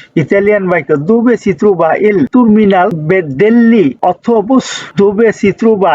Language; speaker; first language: Italian; non-native, fluent; Bangla